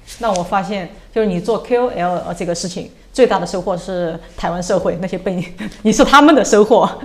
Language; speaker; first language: Chinese; native; Chinese